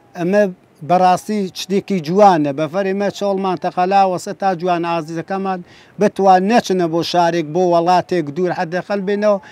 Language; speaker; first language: Central Kurdish; non-native, local second language; Gurani